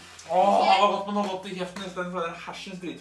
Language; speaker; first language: Norwegian; native; Norwegian